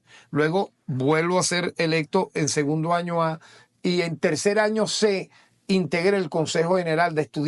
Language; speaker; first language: Spanish; native; Spanish